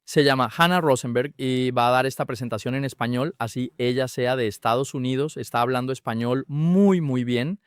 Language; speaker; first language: Spanish; native; Spanish